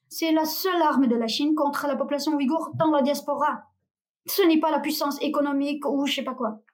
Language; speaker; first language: French; non-native, fluent; Uyghur